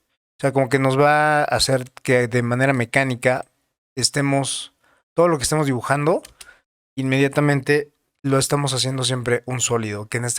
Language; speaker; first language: Spanish; native; Spanish